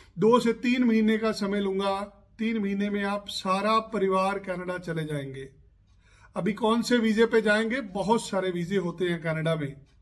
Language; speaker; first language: Hindi; non-native, local second language; Punjabi